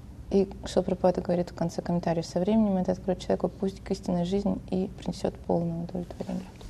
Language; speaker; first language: Russian; native; Russian